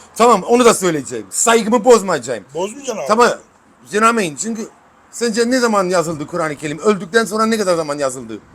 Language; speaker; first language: Turkish; early bilingual, heritage; Turkish